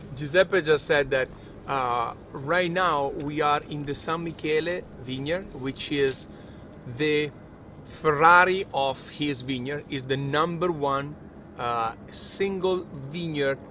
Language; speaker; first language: English; non-native, fluent; Italian